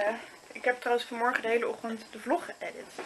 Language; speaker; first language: Dutch; native; Dutch